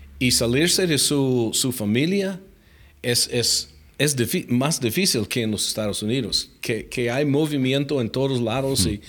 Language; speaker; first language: Spanish; non-native, fluent; English